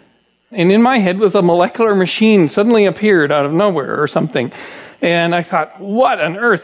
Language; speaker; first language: English; native; English